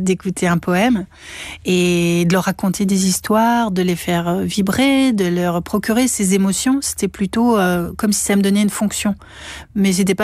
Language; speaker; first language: French; native; French